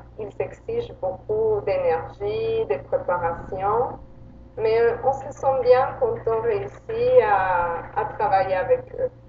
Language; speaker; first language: French; non-native, fluent; Spanish